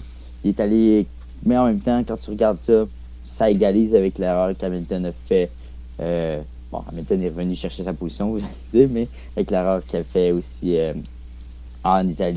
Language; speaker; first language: French; native; French